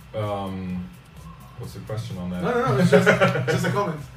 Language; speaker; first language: English; non-native, fluent; Spanish